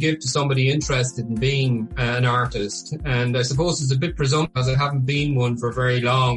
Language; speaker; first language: English; native; English